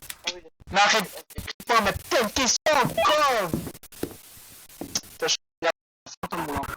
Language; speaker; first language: French; native; French